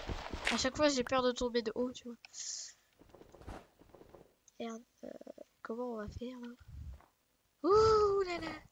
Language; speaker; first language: French; native; French